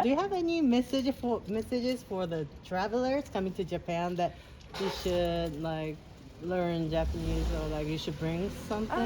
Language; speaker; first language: English; non-native, learner; Japanese